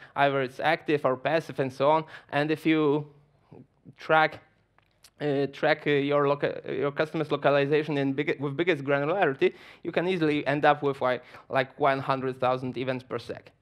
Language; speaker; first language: English; non-native, fluent; Polish